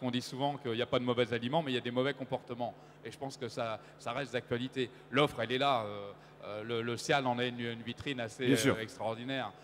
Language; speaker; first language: French; native; French